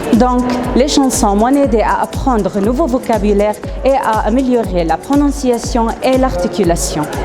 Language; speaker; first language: French; non-native, fluent; Arabic